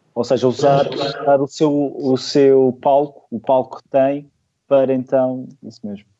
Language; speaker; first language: Portuguese; native; Portuguese